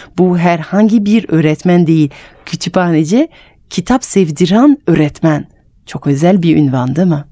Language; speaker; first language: Turkish; non-native, fluent; French